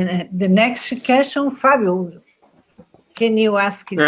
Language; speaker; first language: English; non-native, fluent; Portuguese